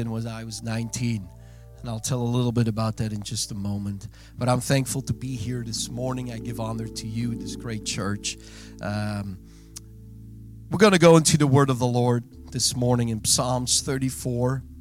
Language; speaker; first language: English; non-native, fluent; Dutch